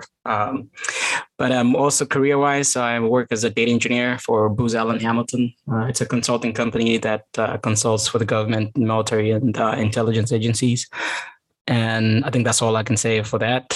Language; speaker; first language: English; non-native, local second language; Kalenjin